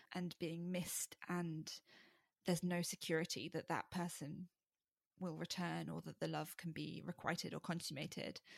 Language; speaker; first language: English; native; English